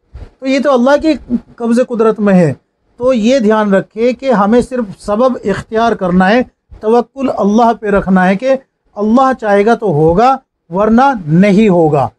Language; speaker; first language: Urdu; native; Urdu